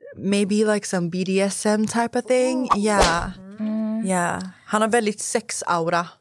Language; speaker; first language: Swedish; early bilingual, other home language; Persian